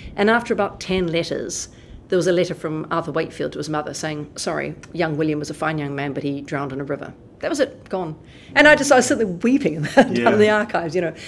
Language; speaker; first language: English; native; English